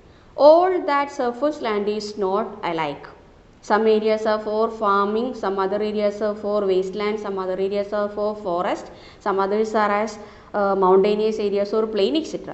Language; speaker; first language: English; non-native, local second language; Malayalam